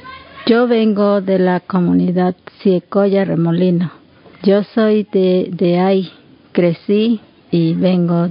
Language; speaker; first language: Spanish; non-native, local second language; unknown